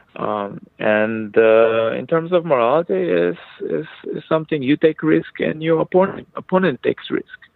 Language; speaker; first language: English; non-native, fluent; Hebrew